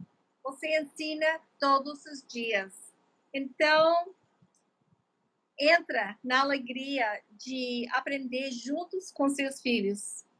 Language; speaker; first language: Portuguese; non-native, fluent; English